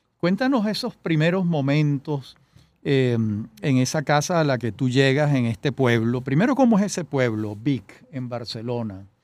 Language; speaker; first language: Spanish; native; Spanish